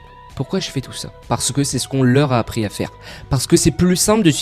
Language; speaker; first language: French; native; French